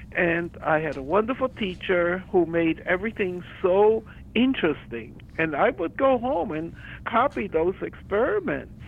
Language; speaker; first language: English; early bilingual, other home language; German